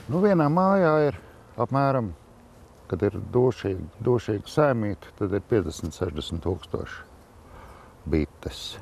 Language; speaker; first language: Latvian; native; Latvian